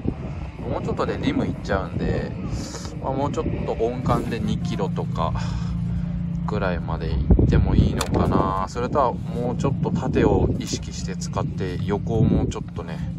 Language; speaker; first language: Japanese; native; Japanese